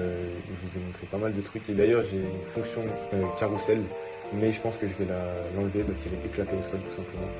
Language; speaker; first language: French; native; French